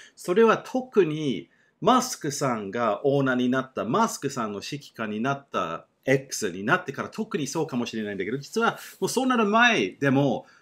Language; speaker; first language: Japanese; non-native, fluent; English